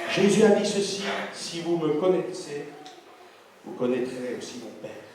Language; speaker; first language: French; native; French